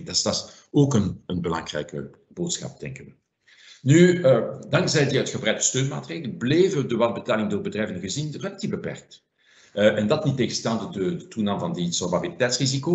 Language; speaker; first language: Dutch; non-native, fluent; French